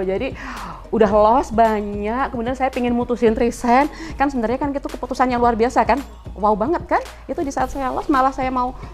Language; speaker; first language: Indonesian; native; Indonesian